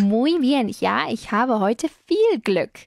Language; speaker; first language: German; non-native, fluent; Spanish